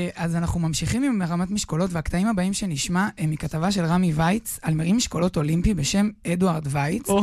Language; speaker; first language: Hebrew; native; Hebrew